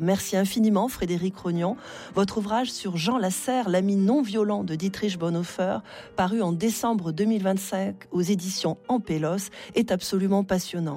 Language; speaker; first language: French; native; French